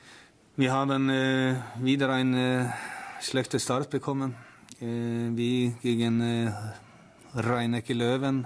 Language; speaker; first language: German; non-native, fluent; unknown